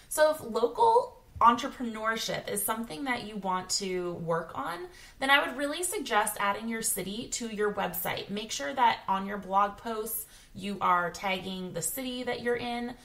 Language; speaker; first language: English; native; English